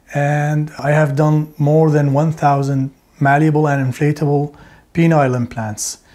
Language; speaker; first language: English; non-native, fluent; Arabic